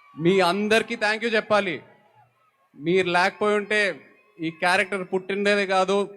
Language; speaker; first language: Telugu; native; Telugu